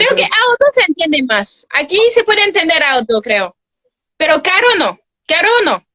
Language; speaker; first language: Spanish; non-native, fluent; French